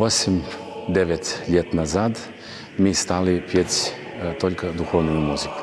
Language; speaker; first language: Russian; non-native, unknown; Serbian